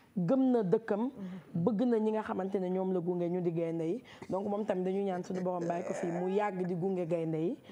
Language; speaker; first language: Wolof; native; Wolof